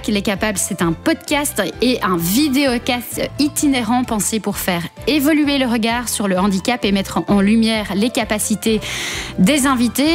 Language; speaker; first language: French; native; French